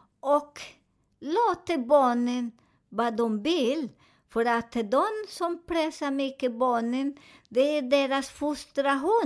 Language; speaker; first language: Swedish; non-native, fluent; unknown